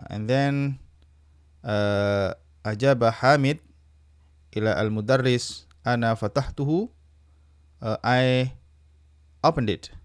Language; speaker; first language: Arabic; non-native, fluent; Indonesian